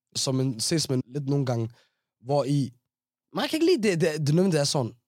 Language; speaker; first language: Danish; early bilingual, other home language; Somali